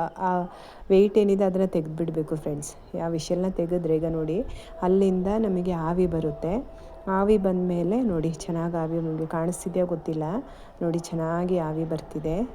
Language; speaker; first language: Kannada; native; Kannada